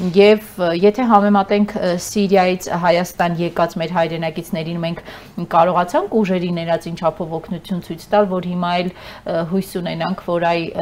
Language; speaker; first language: Armenian; native; Armenian